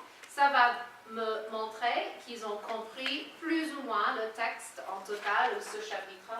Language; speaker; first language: French; non-native, fluent; English